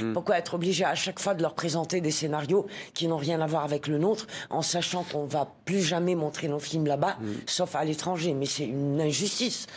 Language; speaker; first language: French; non-native, local second language; Arabic